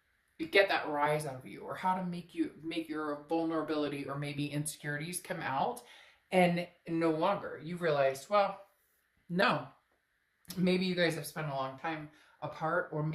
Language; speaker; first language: English; native; English